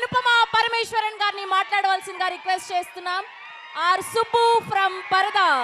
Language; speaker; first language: Telugu; native; Telugu